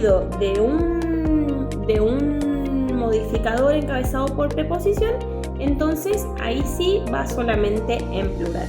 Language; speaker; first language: Spanish; native; Spanish